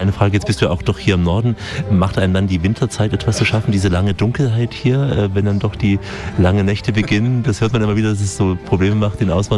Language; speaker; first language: German; native; German